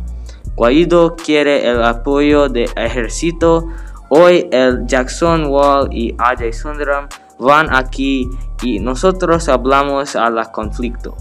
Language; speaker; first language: Spanish; non-native, learner; English